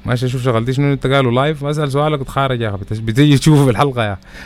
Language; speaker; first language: Arabic; native; Arabic